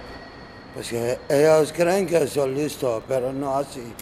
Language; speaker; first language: Spanish; non-native, learner; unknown